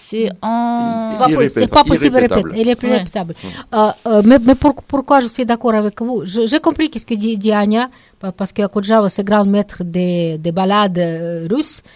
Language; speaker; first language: French; non-native, learner; Russian